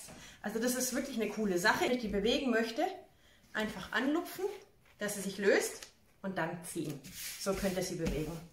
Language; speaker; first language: German; native; German